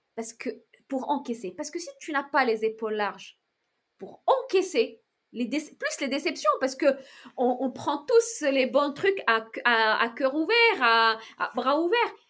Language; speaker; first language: French; non-native, local second language; Arabic